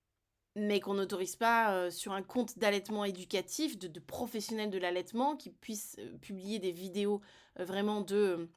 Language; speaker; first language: French; native; French